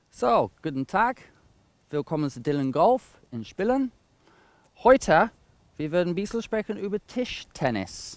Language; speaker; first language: German; non-native, fluent; English